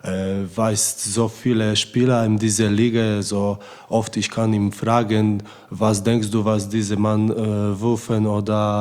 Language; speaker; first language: German; non-native, learner; Polish